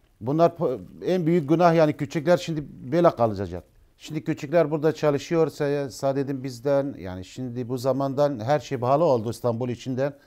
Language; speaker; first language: Turkish; non-native, learner; Arabic